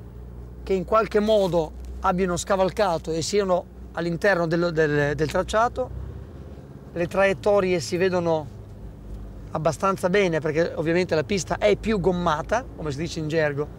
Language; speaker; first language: Italian; native; Italian